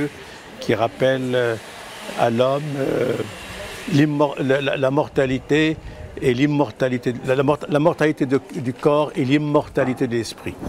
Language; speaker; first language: French; non-native, local second language; Arabic